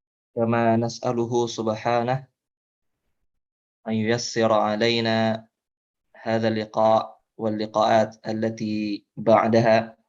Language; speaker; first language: Arabic; non-native, fluent; Indonesian